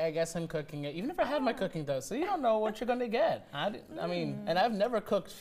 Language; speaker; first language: English; native; English